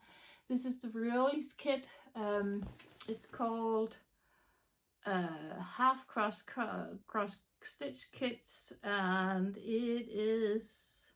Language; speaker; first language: English; non-native, fluent; Danish